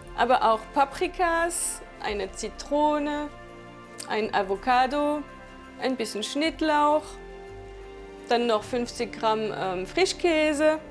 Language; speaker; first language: German; non-native, local second language; Swiss German